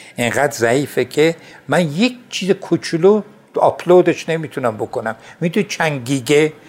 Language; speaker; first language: Persian; non-native, local second language; Azerbaijani